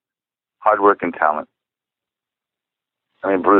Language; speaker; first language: English; early bilingual, other home language; Czech